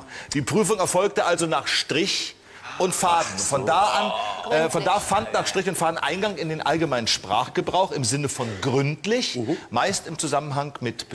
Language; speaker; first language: German; native; German